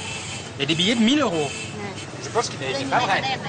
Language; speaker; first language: French; native; French